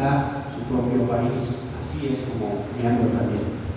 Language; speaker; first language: Spanish; non-native, fluent; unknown